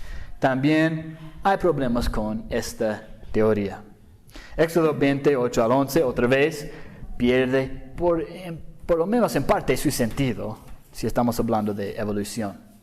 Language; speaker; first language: Spanish; non-native, fluent; English